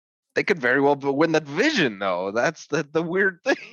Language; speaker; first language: English; native; English